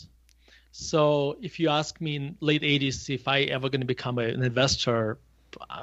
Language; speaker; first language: English; non-native, fluent; Russian